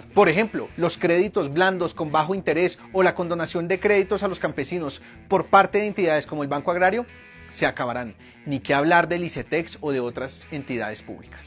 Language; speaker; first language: Spanish; native; Spanish